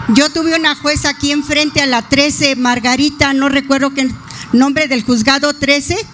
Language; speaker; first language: Spanish; native; Spanish